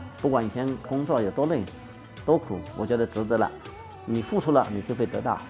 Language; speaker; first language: Chinese; non-native, local second language; Hakka Chinese